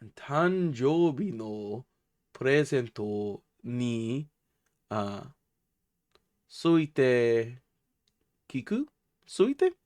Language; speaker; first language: Japanese; non-native, learner; English